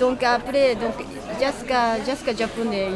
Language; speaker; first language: French; non-native, learner; Japanese